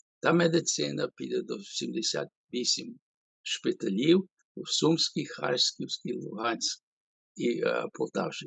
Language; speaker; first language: Ukrainian; early bilingual, heritage; Ukrainian